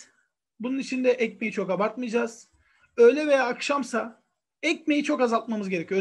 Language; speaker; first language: Turkish; native; Turkish